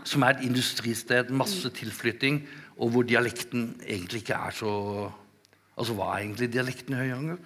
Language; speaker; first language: Norwegian; native; Norwegian